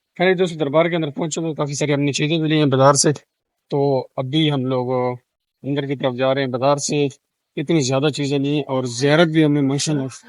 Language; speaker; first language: Urdu; non-native, local second language; Punjabi